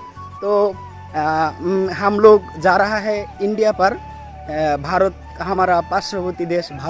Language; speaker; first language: Hindi; non-native, learner; Bangla